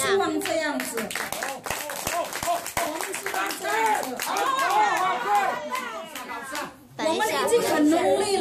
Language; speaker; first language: Chinese; non-native, learner; Indonesian